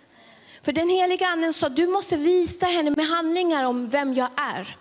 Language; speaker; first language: Swedish; early bilingual, other home language; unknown